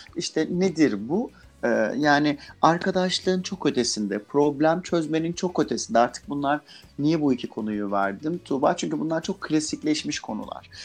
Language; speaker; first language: Turkish; native; Turkish